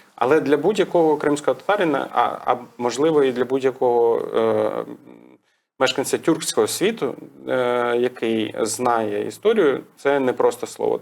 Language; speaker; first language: Ukrainian; native; Ukrainian